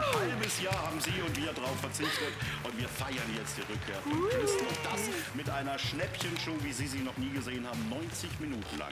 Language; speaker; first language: German; native; German